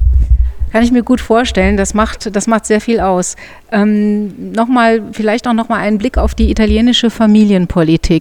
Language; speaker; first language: German; native; German